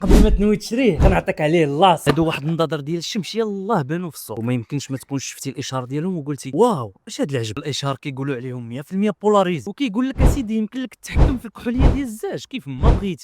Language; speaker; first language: Arabic; native; Arabic